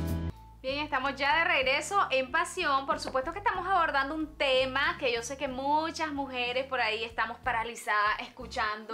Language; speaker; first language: Spanish; native; Spanish